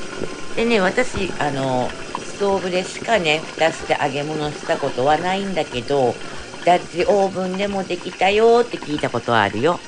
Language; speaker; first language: Japanese; native; Japanese